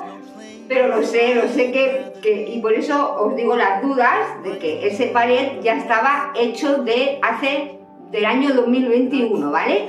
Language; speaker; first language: Spanish; native; Spanish